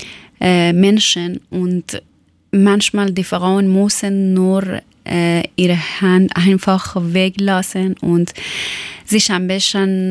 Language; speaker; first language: German; non-native, learner; Persian